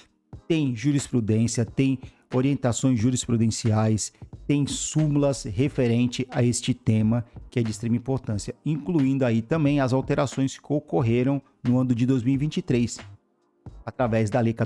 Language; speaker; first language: Portuguese; native; Portuguese